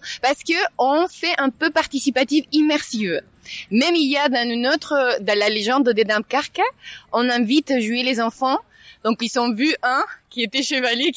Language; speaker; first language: French; non-native, fluent; Spanish